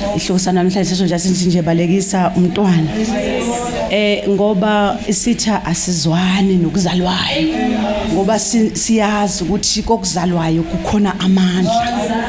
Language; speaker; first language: Zulu; native; Zulu